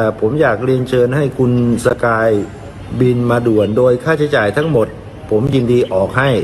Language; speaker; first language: Thai; native; Thai